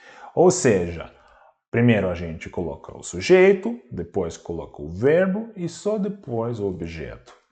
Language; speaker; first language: Portuguese; non-native, fluent; Russian